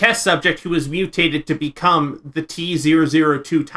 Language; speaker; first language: English; native; English